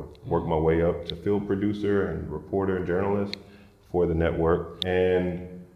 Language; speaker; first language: English; native; English